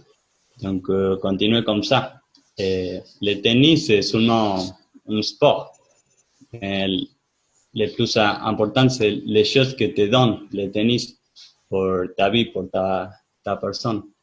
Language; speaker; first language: French; non-native, fluent; Spanish